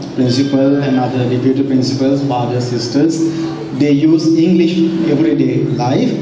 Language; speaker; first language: English; non-native, local second language; Sinhala